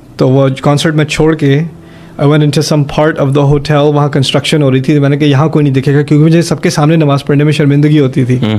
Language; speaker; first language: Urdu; early bilingual, heritage; German